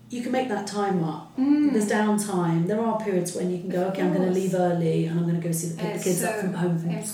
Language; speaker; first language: English; early bilingual, other home language; Arabic